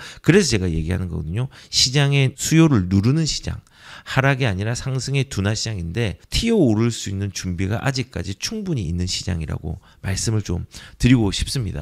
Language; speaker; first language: Korean; native; Korean